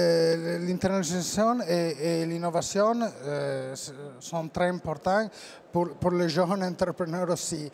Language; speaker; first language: French; non-native, learner; Italian